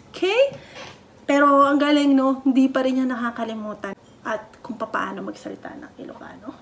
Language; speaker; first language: Filipino; native; Filipino